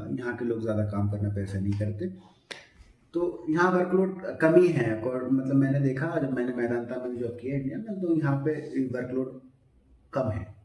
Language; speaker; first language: Hindi; native; Hindi